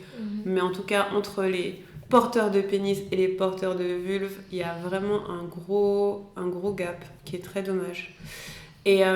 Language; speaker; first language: French; native; French